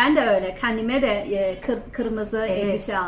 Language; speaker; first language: Turkish; non-native, fluent; Chinese